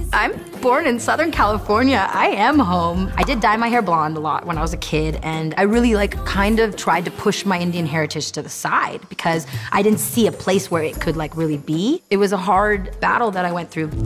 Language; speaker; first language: English; native; English